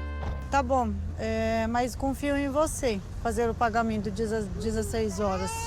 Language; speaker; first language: Portuguese; non-native, learner; Arabic